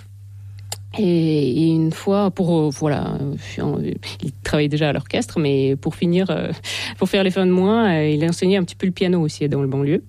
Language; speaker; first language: French; non-native, fluent; Russian